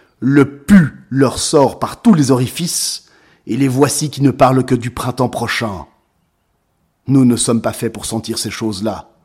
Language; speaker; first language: French; native; French